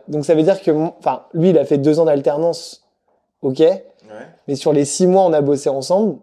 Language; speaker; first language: French; native; French